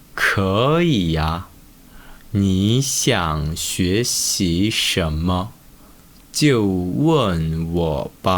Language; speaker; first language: Chinese; non-native, fluent; Korean